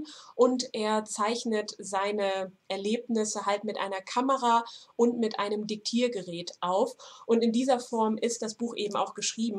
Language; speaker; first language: German; native; German